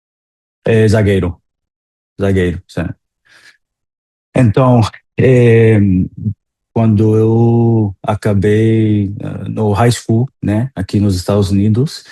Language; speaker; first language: Portuguese; non-native, fluent; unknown